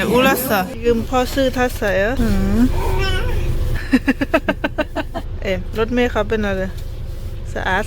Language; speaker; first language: Korean; non-native, learner; Lao